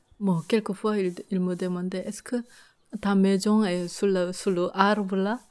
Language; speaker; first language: French; non-native, learner; Korean